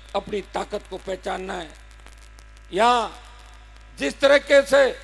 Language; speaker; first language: Hindi; native; Hindi